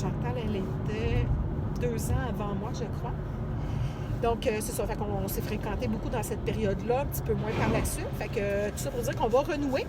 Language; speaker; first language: French; native; French